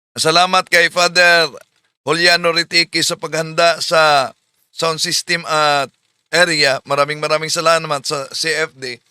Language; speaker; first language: Filipino; non-native, local second language; Cebuano